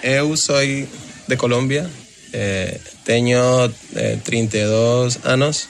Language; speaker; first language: Galician; non-native, learner; Spanish